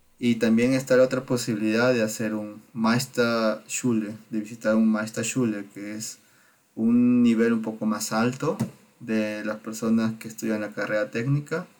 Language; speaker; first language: Spanish; native; Spanish